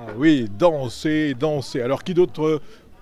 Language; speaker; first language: French; native; French